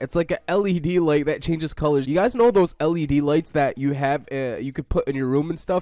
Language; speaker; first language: English; native; English